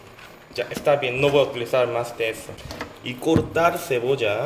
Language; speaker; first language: Spanish; non-native, learner; Korean